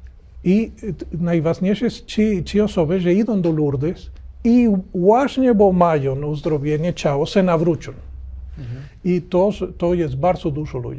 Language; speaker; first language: Polish; non-native, learner; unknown